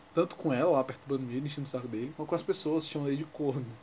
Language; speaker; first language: Portuguese; native; Portuguese